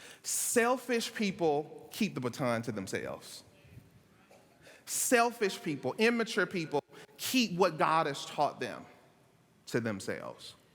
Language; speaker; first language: English; native; English